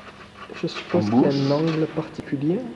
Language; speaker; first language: French; native; French